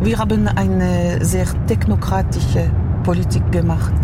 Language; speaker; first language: German; non-native, learner; French